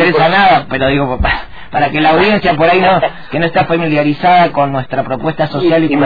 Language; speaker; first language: Spanish; native; Spanish